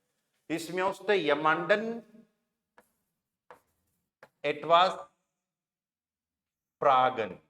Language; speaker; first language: German; non-native, learner; Hindi